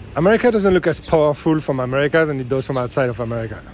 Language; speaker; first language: English; non-native, fluent; French